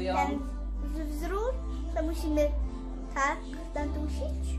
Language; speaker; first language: Polish; early bilingual, heritage; Polish